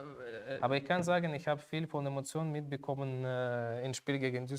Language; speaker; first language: German; non-native, learner; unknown